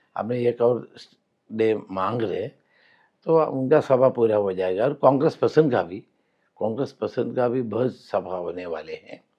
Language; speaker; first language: Hindi; non-native, local second language; Malayalam